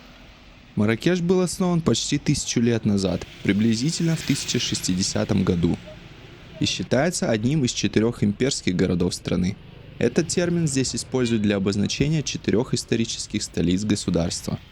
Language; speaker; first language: Russian; native; Russian